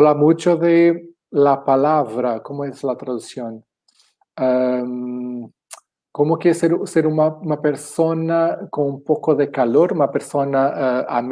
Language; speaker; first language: Spanish; non-native, fluent; Portuguese